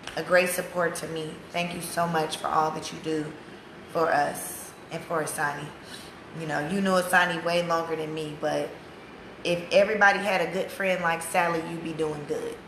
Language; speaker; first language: English; native; English